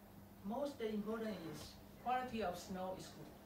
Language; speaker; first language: English; non-native, fluent; Chinese